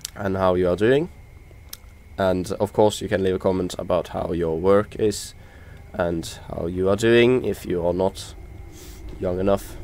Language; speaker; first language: English; non-native, fluent; Norwegian